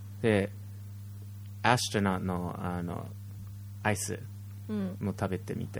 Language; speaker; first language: Japanese; non-native, fluent; English